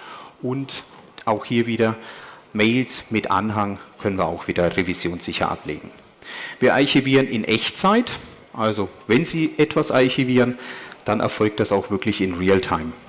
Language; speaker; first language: German; native; German